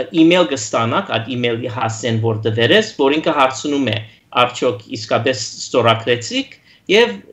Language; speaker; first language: Armenian; early bilingual, heritage; Armenian